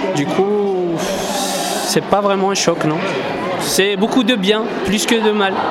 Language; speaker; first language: French; non-native, local second language; Kabyle